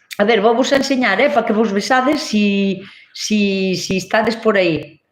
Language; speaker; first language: Galician; non-native, local second language; Spanish